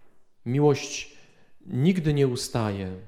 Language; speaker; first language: Polish; native; Polish